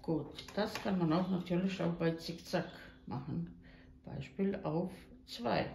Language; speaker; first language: German; non-native, learner; Croatian